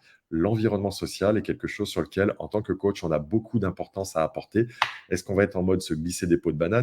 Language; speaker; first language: French; native; French